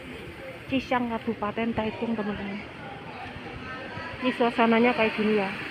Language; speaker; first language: Indonesian; native; Indonesian